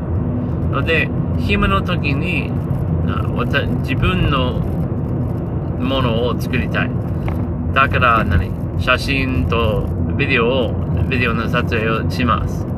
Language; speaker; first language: Japanese; non-native, learner; English